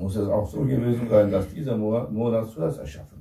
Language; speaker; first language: German; non-native, fluent; Turkish